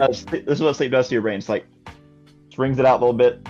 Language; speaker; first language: English; native; English